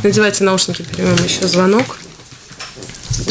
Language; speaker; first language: Russian; native; Russian